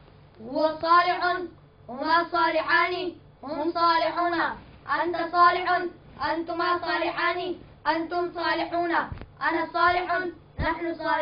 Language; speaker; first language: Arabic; non-native, learner; Urdu